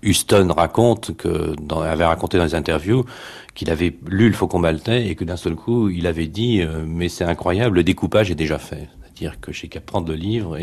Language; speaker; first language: French; native; French